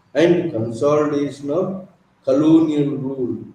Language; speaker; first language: English; non-native, local second language; Telugu